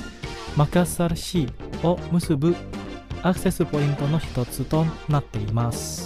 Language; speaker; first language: Japanese; non-native, fluent; Indonesian